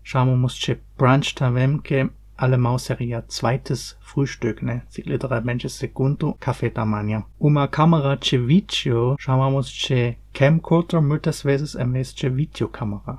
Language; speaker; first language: Portuguese; non-native, learner; German